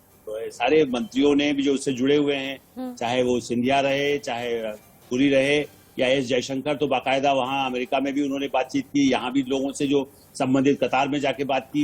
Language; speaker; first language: Hindi; native; Hindi